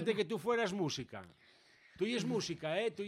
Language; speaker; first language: Spanish; native; Spanish